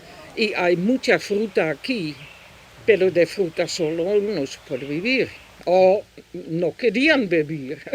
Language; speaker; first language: Spanish; non-native, fluent; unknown